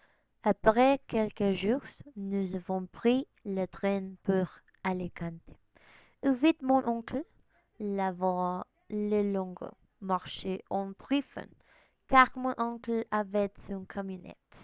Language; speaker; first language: French; non-native, learner; Spanish